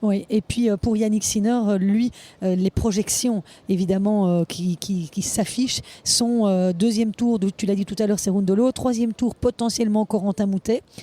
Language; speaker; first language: French; native; French